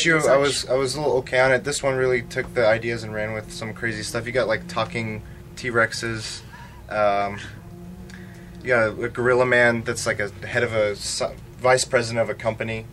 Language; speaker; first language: English; native; English